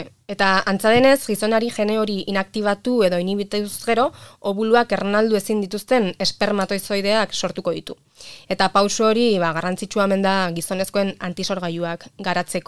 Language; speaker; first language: Basque; native; Basque